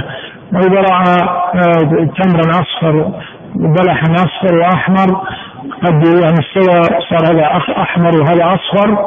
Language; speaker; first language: Arabic; native; Arabic